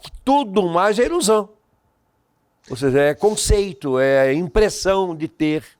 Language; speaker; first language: Portuguese; native; Portuguese